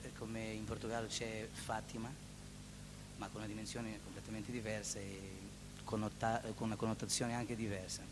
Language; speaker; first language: Italian; non-native, learner; Portuguese